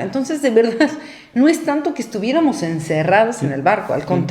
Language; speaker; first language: Spanish; native; Spanish